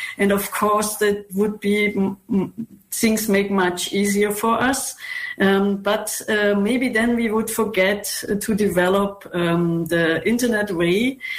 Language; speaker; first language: English; non-native, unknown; German